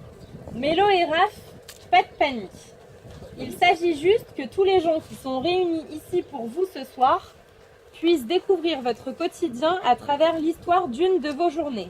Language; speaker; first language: French; native; French